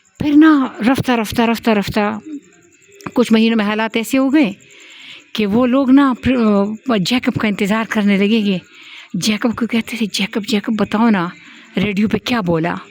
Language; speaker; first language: Urdu; non-native, local second language; Pashto